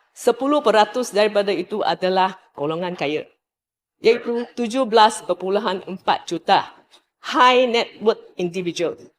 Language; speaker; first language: Malay; native; Malay